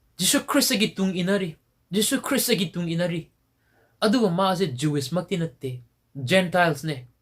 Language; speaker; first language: Manipuri; non-native, local second language; Tangkhul Naga (India)